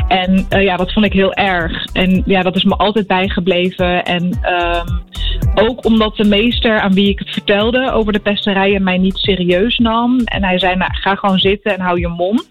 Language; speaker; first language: Dutch; early bilingual, other home language; Arabic